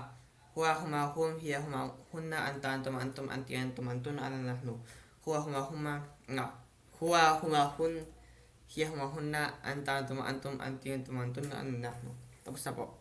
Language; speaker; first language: Arabic; non-native, learner; Filipino